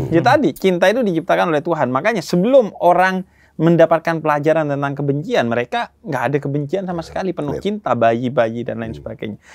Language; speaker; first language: Indonesian; native; Indonesian